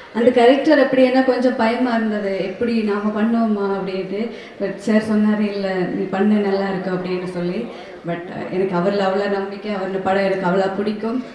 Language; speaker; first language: Tamil; non-native, fluent; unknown